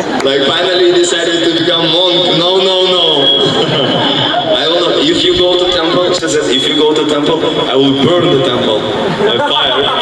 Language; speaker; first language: English; non-native, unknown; Russian